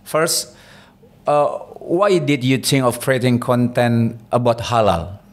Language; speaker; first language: English; non-native, learner; Indonesian